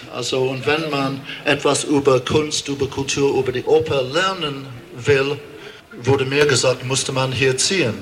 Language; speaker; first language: German; non-native, fluent; English